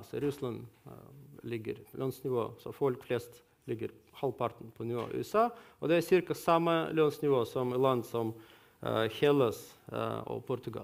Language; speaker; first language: Norwegian; non-native, fluent; Russian